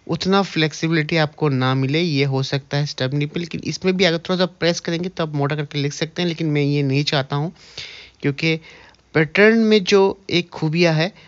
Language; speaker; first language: Hindi; native; Hindi